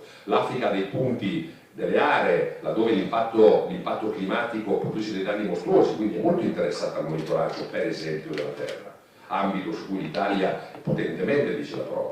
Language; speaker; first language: Italian; native; Italian